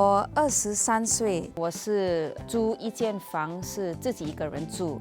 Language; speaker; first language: Chinese; non-native, local second language; English